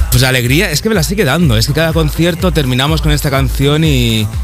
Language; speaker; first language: Spanish; native; Spanish